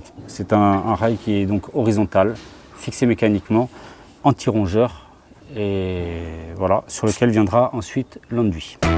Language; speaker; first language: French; native; French